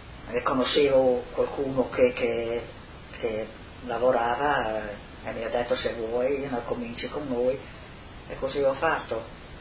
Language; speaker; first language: Italian; early bilingual, other home language; English